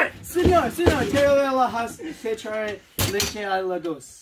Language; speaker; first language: Spanish; non-native, learner; English